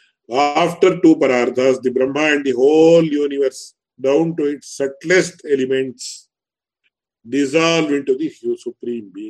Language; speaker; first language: English; non-native, local second language; Tamil